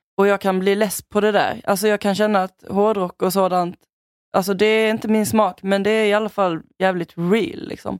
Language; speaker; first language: Swedish; native; Swedish